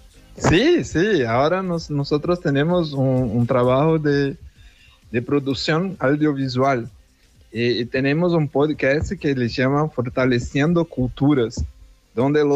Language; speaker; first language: Spanish; non-native, fluent; Portuguese